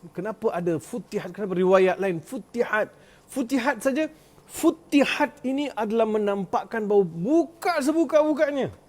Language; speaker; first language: Malay; non-native, local second language; Tamil